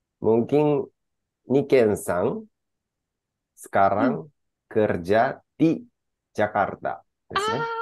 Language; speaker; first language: Indonesian; non-native, fluent; Japanese